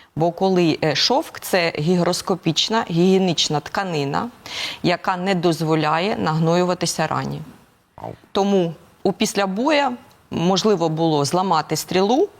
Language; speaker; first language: Ukrainian; non-native, local second language; Russian